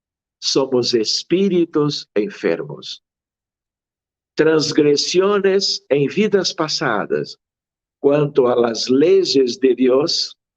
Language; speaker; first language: Spanish; non-native, fluent; Portuguese